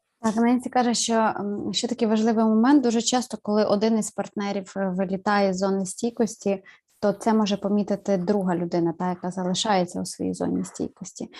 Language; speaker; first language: Ukrainian; native; Ukrainian